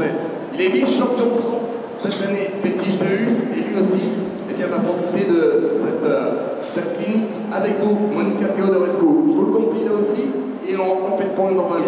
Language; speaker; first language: French; native; French